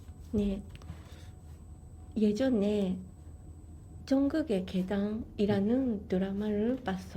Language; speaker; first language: Korean; non-native, learner; Japanese